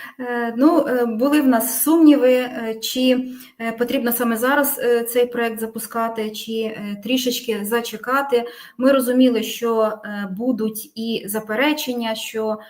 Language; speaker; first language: Ukrainian; native; Ukrainian